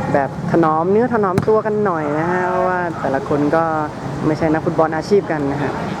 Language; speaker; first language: Thai; native; Thai